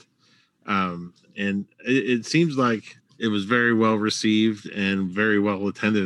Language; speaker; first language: English; native; English